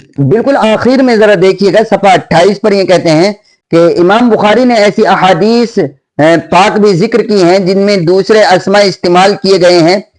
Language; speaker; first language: Urdu; native; Urdu